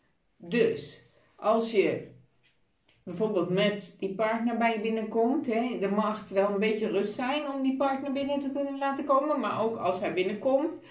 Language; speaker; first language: Dutch; native; Dutch